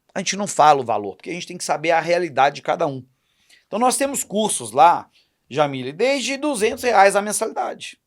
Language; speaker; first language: Portuguese; native; Portuguese